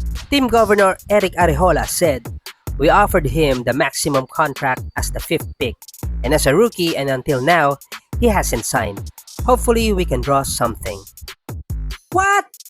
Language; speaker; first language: English; non-native, local second language; Filipino